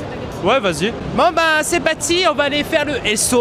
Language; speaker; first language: French; native; French